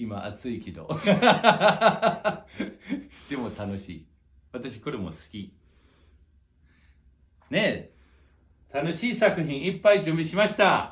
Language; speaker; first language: Japanese; non-native, fluent; German